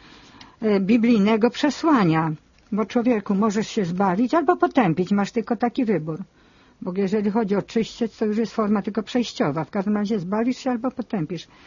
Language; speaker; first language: Polish; native; Polish